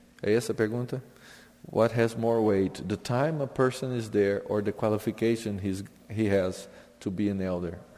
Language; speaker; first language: English; non-native, fluent; Portuguese